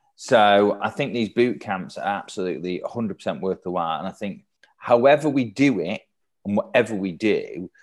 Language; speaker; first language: English; native; English